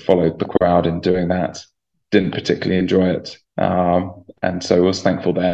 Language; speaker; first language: English; native; English